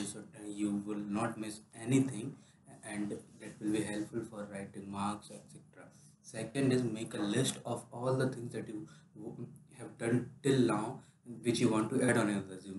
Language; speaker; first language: English; non-native, local second language; Hindi